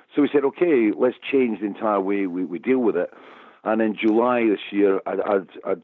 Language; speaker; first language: English; native; English